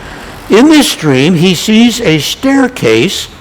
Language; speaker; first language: English; native; English